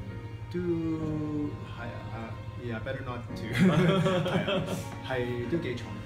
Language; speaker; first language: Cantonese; early bilingual, heritage; English